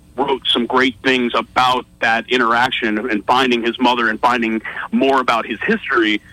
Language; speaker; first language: English; native; English